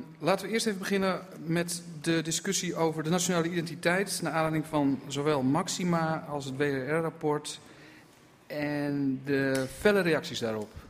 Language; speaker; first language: Dutch; native; Dutch